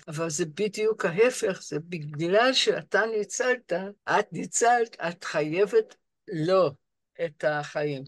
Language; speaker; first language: Hebrew; non-native, fluent; English